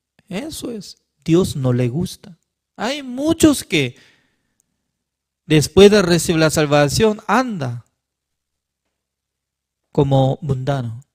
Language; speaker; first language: Spanish; non-native, learner; Korean